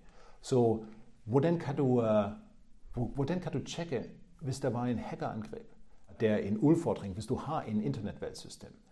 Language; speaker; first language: Danish; non-native, fluent; German